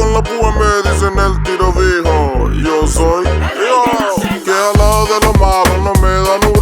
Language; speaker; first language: Spanish; native; Spanish